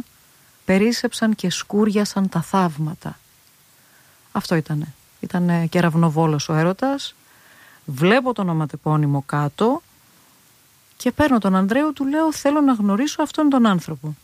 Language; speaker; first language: Greek; native; Greek